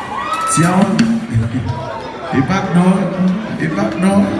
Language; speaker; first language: French; non-native, local second language; Haitian Creole